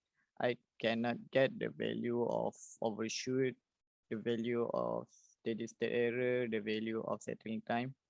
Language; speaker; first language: English; non-native, learner; Malay